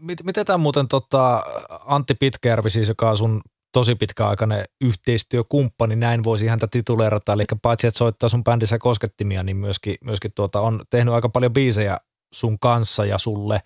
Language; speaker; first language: Finnish; native; Finnish